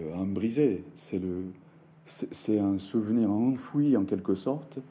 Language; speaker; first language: French; non-native, fluent; Japanese